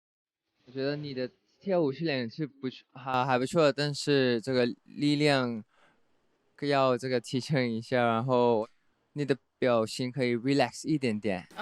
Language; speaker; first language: Chinese; non-native, fluent; Thai